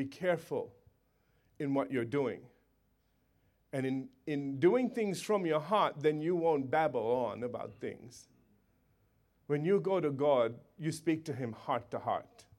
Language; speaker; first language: English; native; English